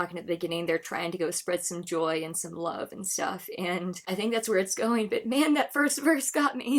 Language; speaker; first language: English; native; English